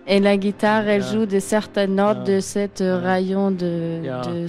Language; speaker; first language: French; non-native, learner; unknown